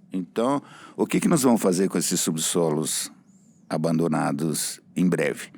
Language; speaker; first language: Portuguese; non-native, fluent; Italian